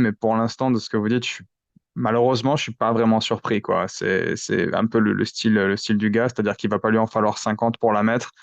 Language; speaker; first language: French; native; French